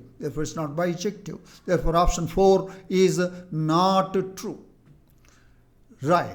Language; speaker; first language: English; non-native, local second language; Telugu